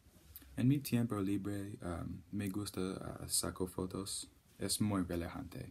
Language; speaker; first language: Spanish; non-native, learner; English